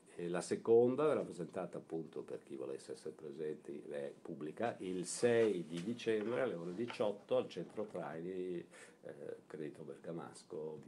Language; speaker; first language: Italian; native; Italian